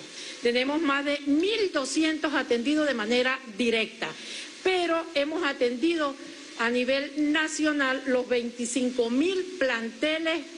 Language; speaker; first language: Spanish; native; Spanish